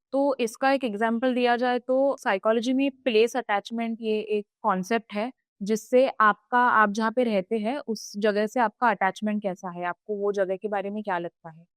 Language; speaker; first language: Hindi; non-native, local second language; Marathi